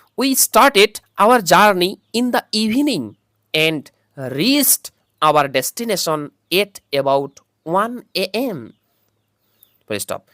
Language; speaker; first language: English; non-native, local second language; Bangla